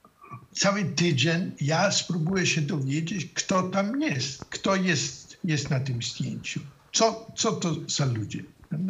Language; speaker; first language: Polish; non-native, fluent; German